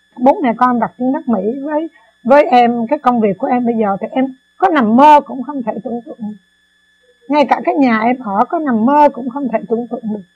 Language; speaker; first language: Vietnamese; native; Vietnamese